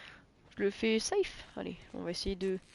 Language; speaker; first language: French; native; French